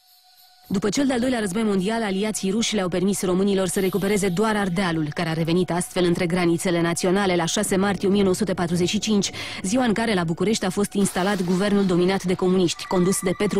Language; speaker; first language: Romanian; native; Romanian